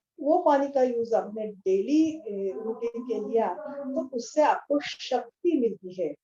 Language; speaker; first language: Hindi; non-native, local second language; Marathi